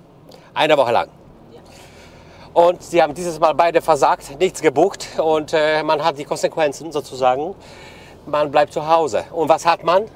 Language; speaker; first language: German; non-native, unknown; Polish